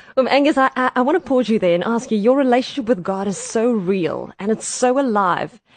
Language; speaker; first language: English; non-native, local second language; Afrikaans